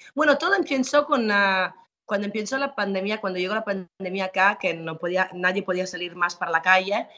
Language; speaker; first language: Spanish; non-native, fluent; Italian